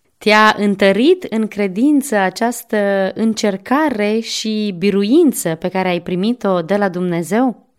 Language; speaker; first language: Romanian; native; Romanian